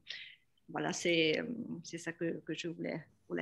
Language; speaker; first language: French; non-native, fluent; Hungarian